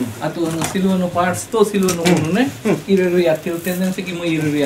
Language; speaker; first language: Japanese; non-native, learner; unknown